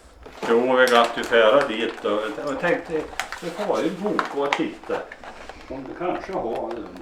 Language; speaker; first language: Swedish; native; Swedish